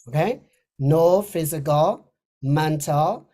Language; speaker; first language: English; non-native, fluent; Burmese